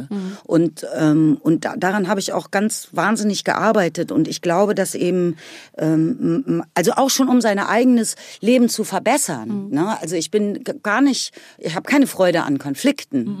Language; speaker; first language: German; native; German